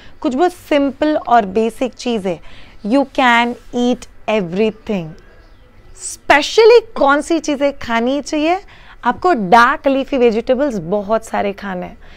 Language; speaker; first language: Hindi; native; Hindi